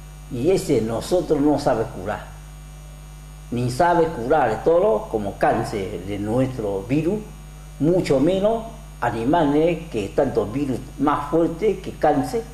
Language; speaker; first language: Spanish; non-native, learner; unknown